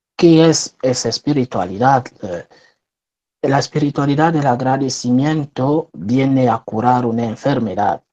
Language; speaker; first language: Spanish; non-native, fluent; French